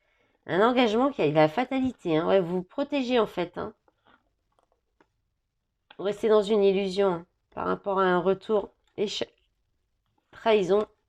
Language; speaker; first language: French; native; French